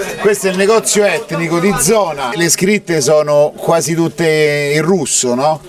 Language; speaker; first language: Italian; native; Italian